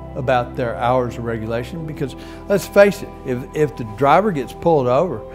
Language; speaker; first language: English; native; English